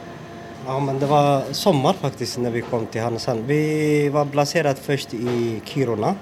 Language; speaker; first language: Swedish; non-native, fluent; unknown